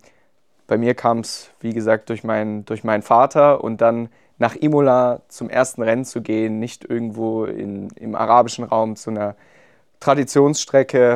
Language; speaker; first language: German; native; German